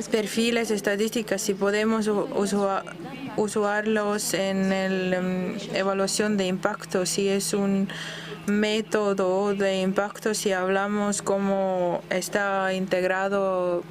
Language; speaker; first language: Spanish; non-native, fluent; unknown